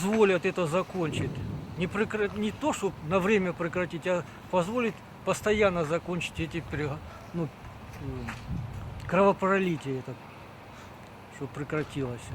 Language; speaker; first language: Russian; native; Russian